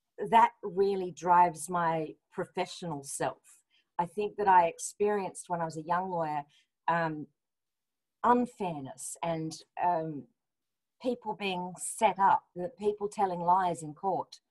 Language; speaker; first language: English; native; English